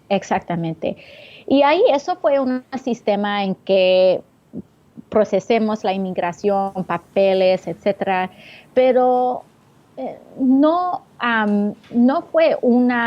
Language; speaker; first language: Spanish; early bilingual, heritage; English